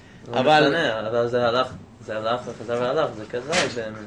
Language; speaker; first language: Hebrew; non-native, learner; English